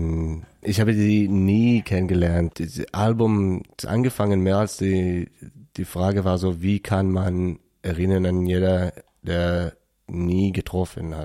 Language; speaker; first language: German; non-native, learner; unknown